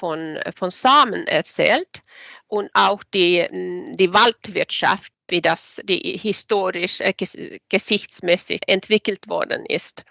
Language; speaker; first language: German; non-native, fluent; Swedish